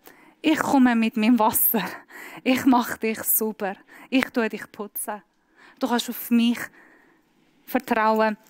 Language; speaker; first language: German; non-native, fluent; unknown